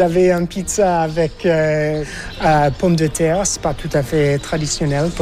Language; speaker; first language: French; non-native, fluent; English